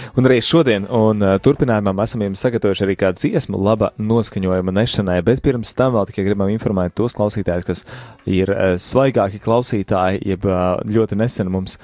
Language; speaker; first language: Latvian; native; Latvian